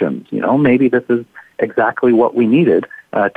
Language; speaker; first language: English; native; English